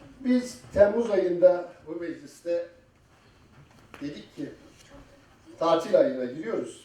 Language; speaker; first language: Turkish; native; Turkish